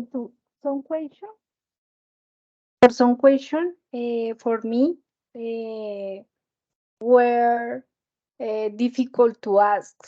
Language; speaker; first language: English; non-native, learner; Spanish